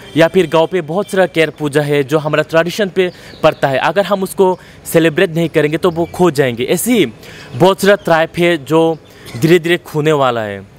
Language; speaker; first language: Hindi; non-native, local second language; Kok Borok